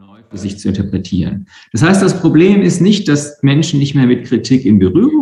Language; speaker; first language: German; native; German